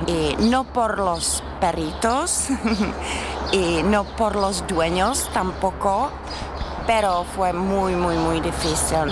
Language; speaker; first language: Spanish; non-native, fluent; Czech